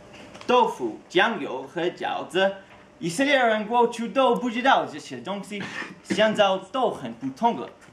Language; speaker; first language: Chinese; non-native, learner; Hebrew